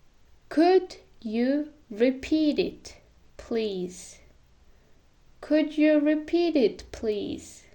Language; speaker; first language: English; non-native, fluent; Kyrgyz